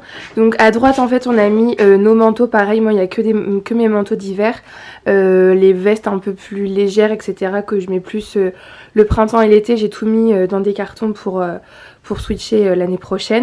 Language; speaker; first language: French; native; French